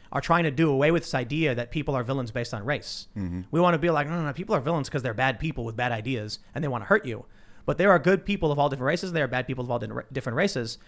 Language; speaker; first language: English; native; English